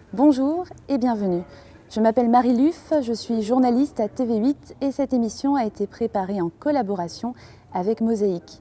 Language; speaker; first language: French; native; French